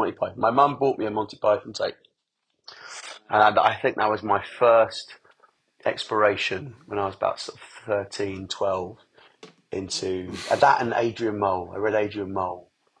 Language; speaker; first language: English; native; English